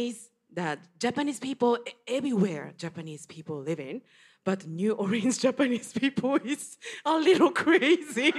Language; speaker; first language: English; non-native, learner; Japanese